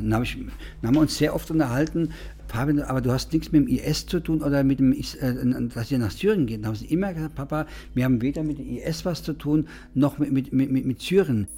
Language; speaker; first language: German; native; German